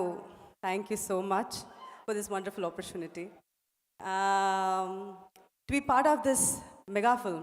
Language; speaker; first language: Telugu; non-native, learner; Tamil